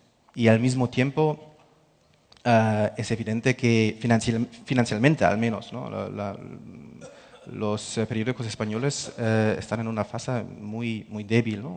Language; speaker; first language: Spanish; non-native, fluent; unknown